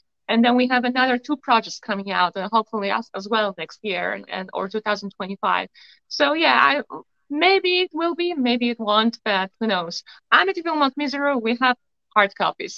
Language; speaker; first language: English; non-native, fluent; Polish